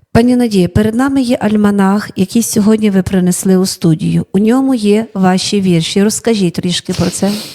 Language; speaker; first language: Ukrainian; native; Ukrainian